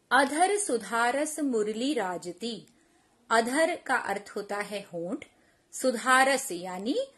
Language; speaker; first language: Hindi; non-native, local second language; Punjabi